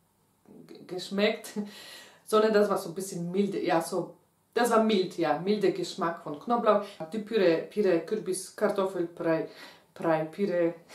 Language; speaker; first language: German; non-native, fluent; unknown